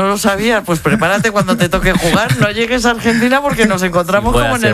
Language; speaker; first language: Spanish; native; Spanish